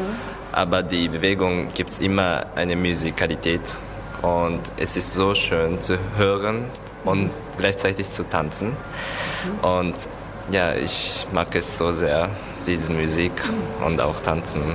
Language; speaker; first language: German; non-native, learner; Japanese